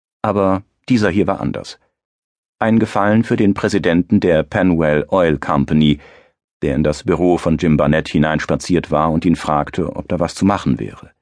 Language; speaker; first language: German; native; German